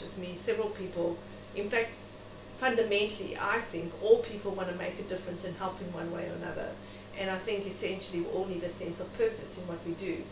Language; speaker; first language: English; native; English